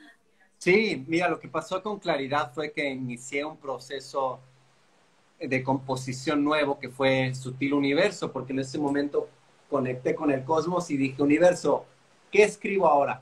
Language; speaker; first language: Spanish; native; Spanish